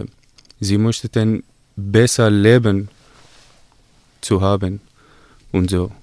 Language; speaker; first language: German; non-native, learner; Arabic